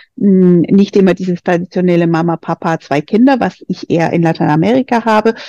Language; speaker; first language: German; non-native, fluent; Spanish